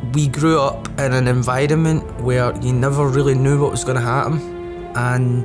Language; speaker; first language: English; native; English